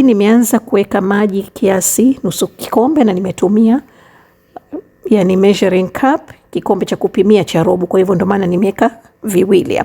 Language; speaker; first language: Swahili; native; Swahili